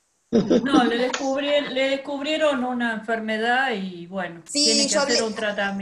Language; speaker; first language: Spanish; native; Spanish